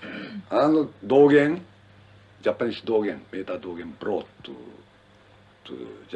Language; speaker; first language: English; non-native, learner; Japanese